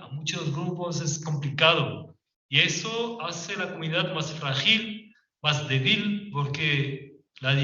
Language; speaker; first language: Spanish; non-native, fluent; French